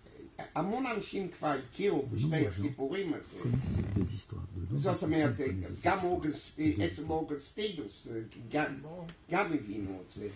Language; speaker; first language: Hebrew; non-native, fluent; English